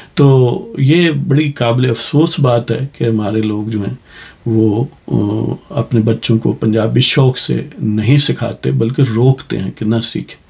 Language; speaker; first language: Urdu; non-native, local second language; Punjabi